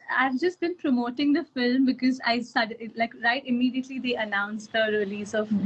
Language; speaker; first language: English; non-native, local second language; Kannada